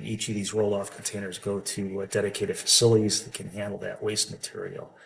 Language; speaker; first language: English; native; English